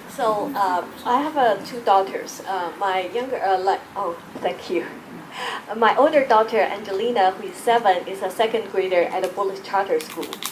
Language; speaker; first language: English; non-native, fluent; Chinese